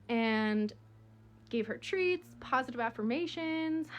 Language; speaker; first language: English; native; English